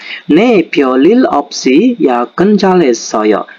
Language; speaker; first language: Korean; non-native, fluent; Indonesian